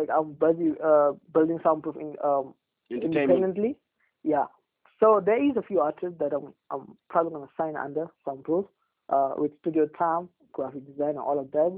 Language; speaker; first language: English; non-native, local second language; Afrikaans